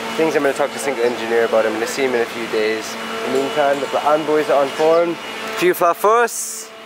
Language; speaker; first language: English; native; English